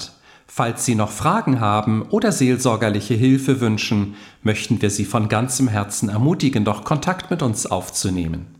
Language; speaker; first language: German; native; German